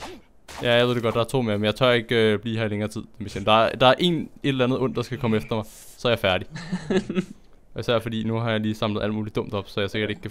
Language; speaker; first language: Danish; native; Danish